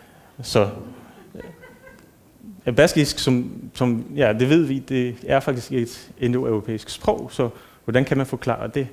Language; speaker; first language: Danish; non-native, fluent; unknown